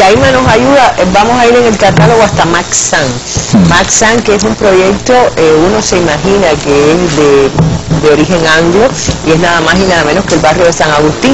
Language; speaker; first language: Spanish; native; Spanish